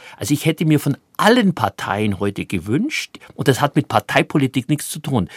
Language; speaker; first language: German; native; German